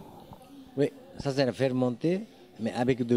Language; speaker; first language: French; non-native, learner; Japanese